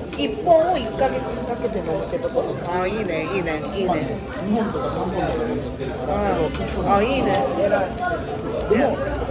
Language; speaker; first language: Japanese; non-native, fluent; Korean